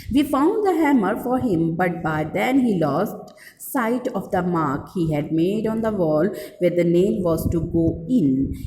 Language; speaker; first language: English; non-native, local second language; Hindi